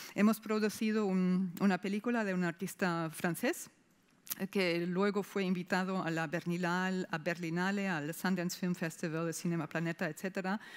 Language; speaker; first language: Spanish; non-native, fluent; German